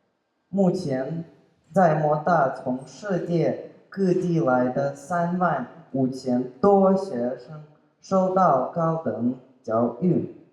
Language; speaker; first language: Chinese; non-native, learner; Russian